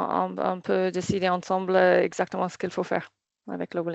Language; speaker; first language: French; non-native, fluent; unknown